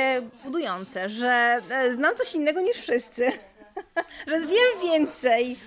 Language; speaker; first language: Polish; non-native, local second language; Russian